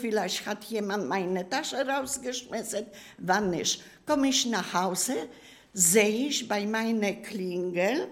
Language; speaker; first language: German; non-native, learner; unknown